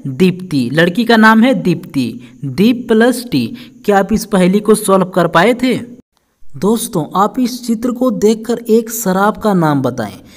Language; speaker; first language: Hindi; native; Hindi